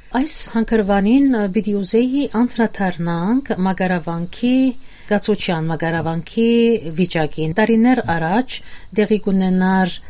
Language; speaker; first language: Armenian; native; Armenian